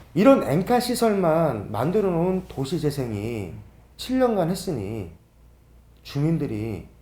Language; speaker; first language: Korean; native; Korean